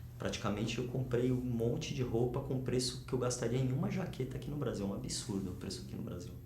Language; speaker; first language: Portuguese; native; Portuguese